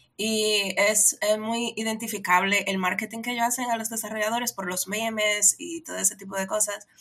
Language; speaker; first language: Spanish; native; Spanish